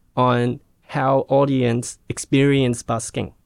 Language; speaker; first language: English; non-native, local second language; Cantonese